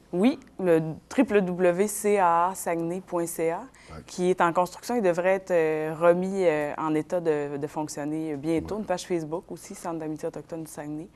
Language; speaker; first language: French; non-native, local second language; Innu-aimun